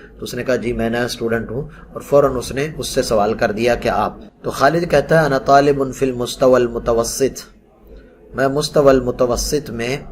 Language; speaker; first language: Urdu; non-native, local second language; Punjabi